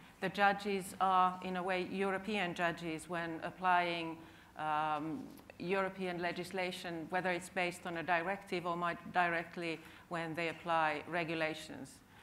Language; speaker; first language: English; non-native, fluent; Finnish